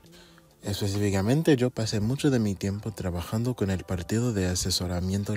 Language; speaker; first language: Spanish; non-native, fluent; English